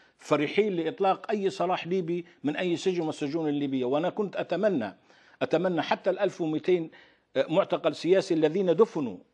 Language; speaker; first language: Arabic; native; Arabic